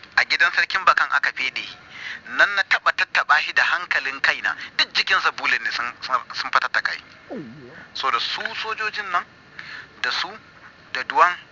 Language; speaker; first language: Hausa; native; Hausa